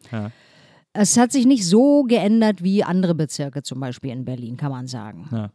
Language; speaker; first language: German; early bilingual, other home language; Turkish